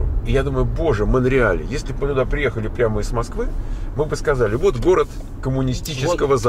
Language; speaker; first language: Russian; native; Russian